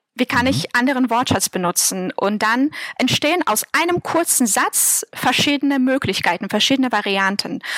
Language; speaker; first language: German; non-native, fluent; Russian